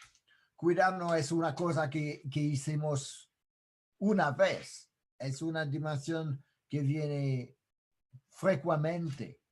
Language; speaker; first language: Spanish; non-native, fluent; French